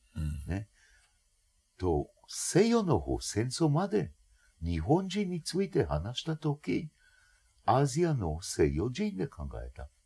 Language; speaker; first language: Japanese; non-native, fluent; Hebrew